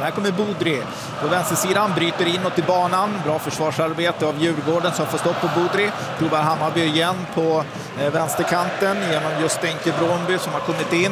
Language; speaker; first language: Swedish; native; Swedish